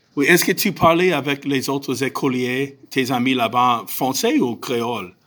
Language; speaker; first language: French; non-native, fluent; English